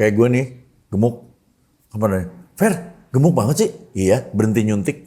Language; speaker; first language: Indonesian; native; Indonesian